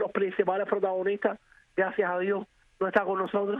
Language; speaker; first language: Spanish; native; Spanish